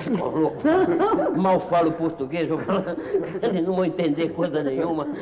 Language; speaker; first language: Portuguese; native; Portuguese